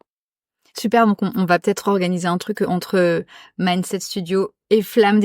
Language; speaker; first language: French; native; French